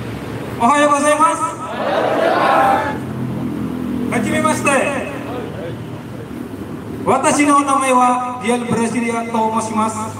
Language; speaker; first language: Japanese; non-native, learner; Indonesian